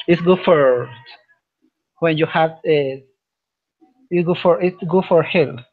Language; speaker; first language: English; non-native, learner; Spanish